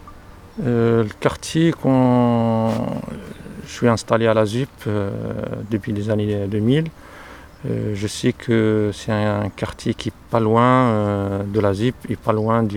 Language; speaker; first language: French; non-native, local second language; Arabic